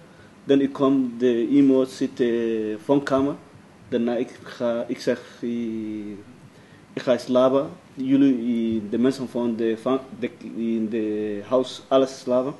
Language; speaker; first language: Dutch; non-native, learner; Somali